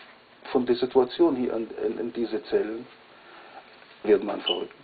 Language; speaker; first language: German; non-native, fluent; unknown